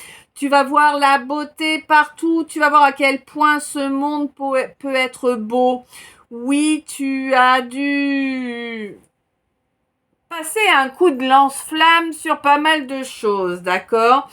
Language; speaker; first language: French; native; French